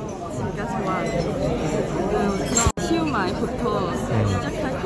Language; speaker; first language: Korean; non-native, learner; Cantonese